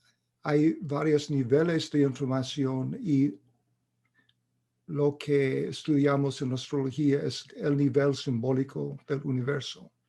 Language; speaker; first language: Spanish; non-native, fluent; English